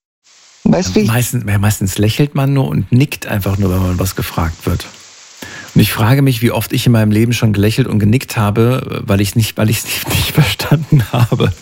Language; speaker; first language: German; native; German